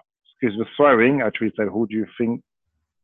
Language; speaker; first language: English; non-native, fluent; French